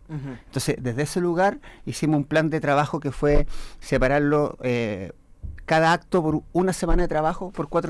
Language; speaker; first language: Spanish; native; Spanish